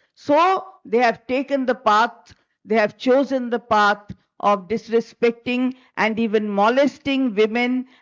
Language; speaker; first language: English; non-native, local second language; Bangla